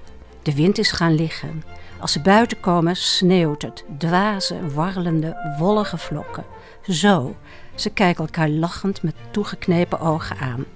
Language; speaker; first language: Dutch; native; Dutch